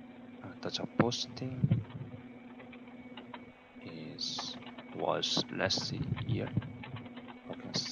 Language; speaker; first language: English; non-native, learner; Korean